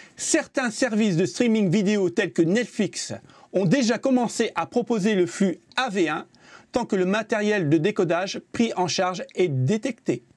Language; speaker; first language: French; native; French